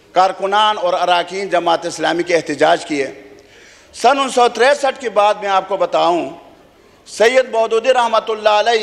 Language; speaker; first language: Urdu; non-native, local second language; Khowar